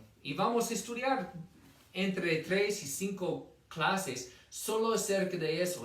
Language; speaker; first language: Spanish; non-native, fluent; English